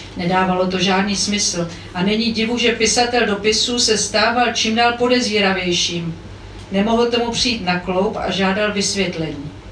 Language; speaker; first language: Czech; native; Czech